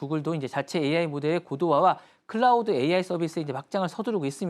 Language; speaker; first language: Korean; native; Korean